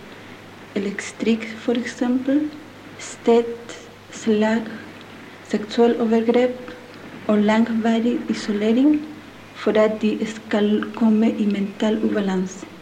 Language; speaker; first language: Norwegian; non-native, learner; Spanish